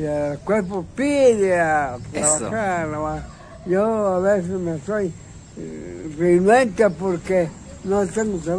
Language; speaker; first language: Spanish; non-native, local second language; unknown